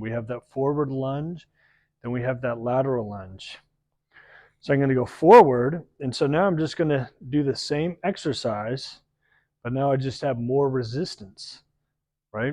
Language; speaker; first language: English; native; English